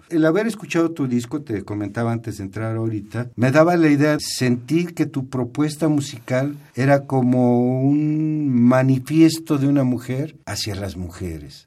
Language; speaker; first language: Spanish; native; Spanish